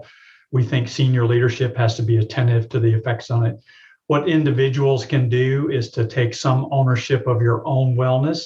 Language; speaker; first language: English; native; English